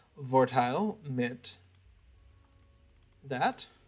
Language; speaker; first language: German; non-native, learner; English